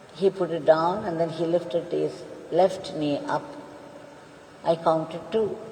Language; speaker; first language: English; non-native, local second language; Tamil